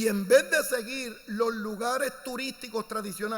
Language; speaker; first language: Spanish; native; Spanish